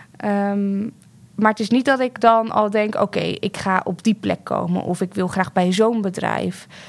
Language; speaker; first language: Dutch; native; Dutch